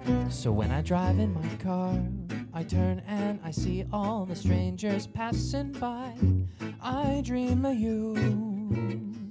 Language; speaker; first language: English; native; English